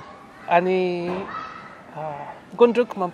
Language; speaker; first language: Nepali; non-native, learner; Spanish